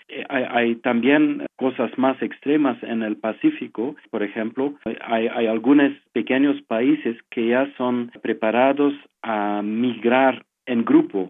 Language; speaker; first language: Spanish; non-native, fluent; French